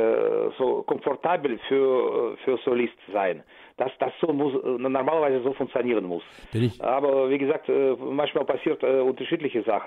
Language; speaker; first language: German; non-native, fluent; Russian